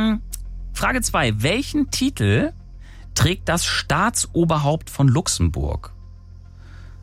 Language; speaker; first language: German; native; German